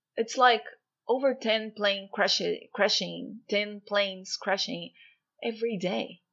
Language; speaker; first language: English; non-native, fluent; Portuguese